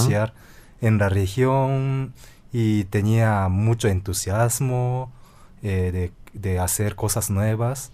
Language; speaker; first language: Spanish; non-native, fluent; Japanese